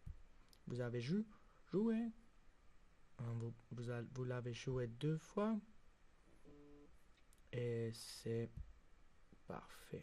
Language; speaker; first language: French; non-native, local second language; German